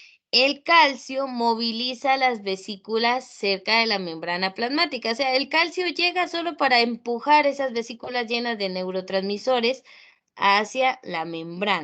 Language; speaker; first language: Spanish; native; Spanish